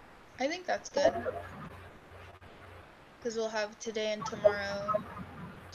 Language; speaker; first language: English; native; English